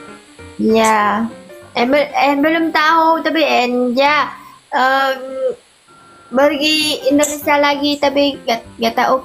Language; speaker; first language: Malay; non-native, learner; Vietnamese